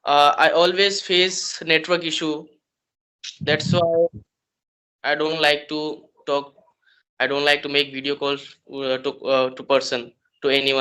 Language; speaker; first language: English; non-native, learner; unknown